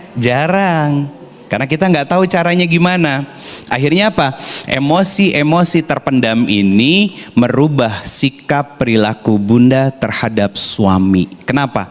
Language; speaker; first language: Indonesian; native; Indonesian